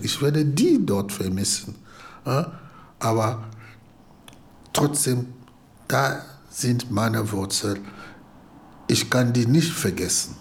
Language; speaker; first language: German; non-native, fluent; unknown